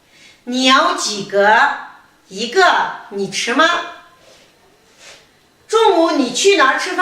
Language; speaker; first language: Chinese; non-native, fluent; Kazakh